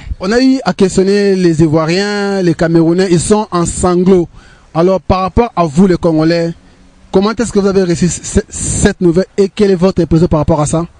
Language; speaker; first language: French; non-native, local second language; Lingala